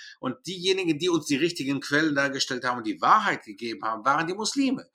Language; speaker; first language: German; early bilingual, other home language; Greek